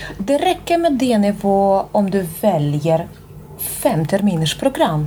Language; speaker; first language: Swedish; non-native, fluent; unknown